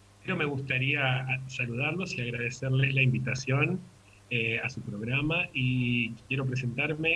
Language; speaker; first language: Spanish; native; Spanish